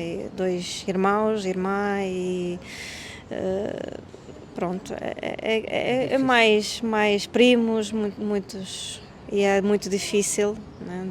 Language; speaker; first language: Portuguese; non-native, fluent; Ukrainian